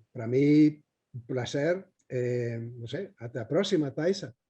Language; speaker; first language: Portuguese; non-native, fluent; Spanish